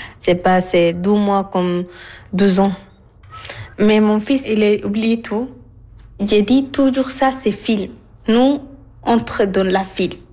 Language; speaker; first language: French; non-native, learner; Arabic